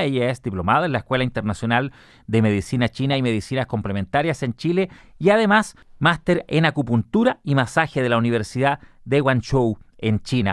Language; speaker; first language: Spanish; native; Spanish